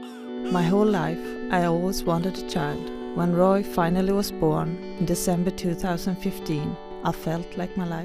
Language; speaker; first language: English; non-native, fluent; Swedish